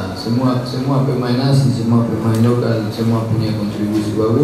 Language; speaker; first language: Indonesian; non-native, learner; Spanish